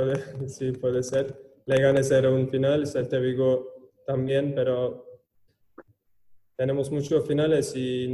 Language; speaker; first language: Spanish; non-native, learner; Turkish